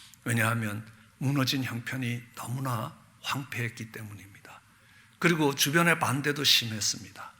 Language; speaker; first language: Korean; native; Korean